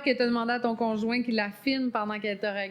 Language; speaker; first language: French; native; French